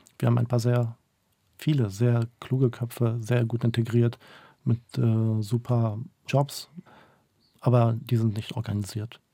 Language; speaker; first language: German; early bilingual, other home language; Kurdish